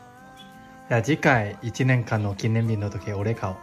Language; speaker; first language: Japanese; non-native, learner; Chinese